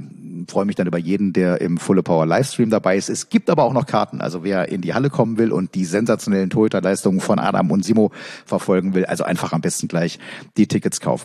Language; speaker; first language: German; native; German